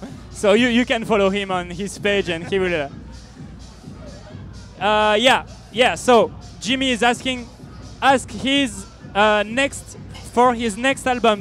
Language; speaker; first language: English; non-native, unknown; French